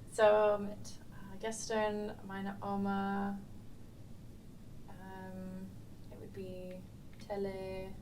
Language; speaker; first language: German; non-native, learner; English